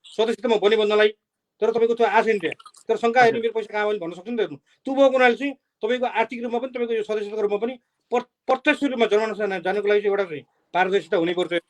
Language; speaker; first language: Nepali; native; Nepali